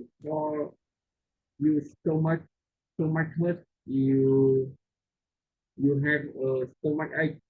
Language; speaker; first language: English; non-native, learner; Vietnamese